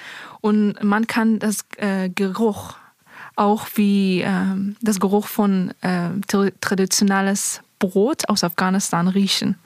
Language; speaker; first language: German; non-native, fluent; Persian